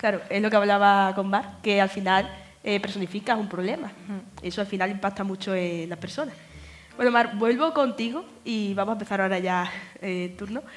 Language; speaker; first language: Spanish; native; Spanish